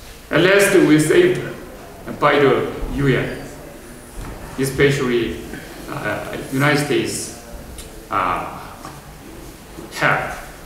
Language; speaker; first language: English; non-native, fluent; Korean